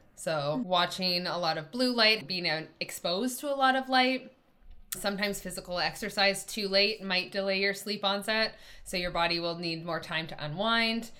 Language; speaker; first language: English; native; English